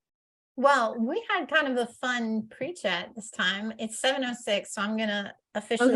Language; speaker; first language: English; native; English